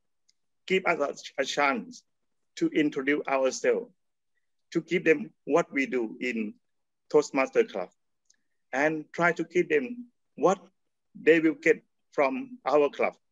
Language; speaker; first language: English; non-native, learner; Thai